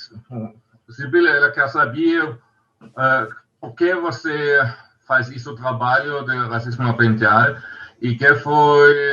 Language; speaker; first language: Portuguese; non-native, learner; German